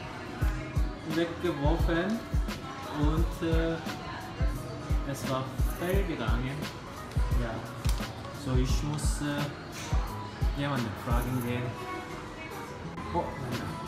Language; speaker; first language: German; non-native, learner; Korean